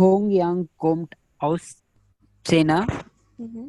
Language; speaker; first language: German; non-native, learner; Telugu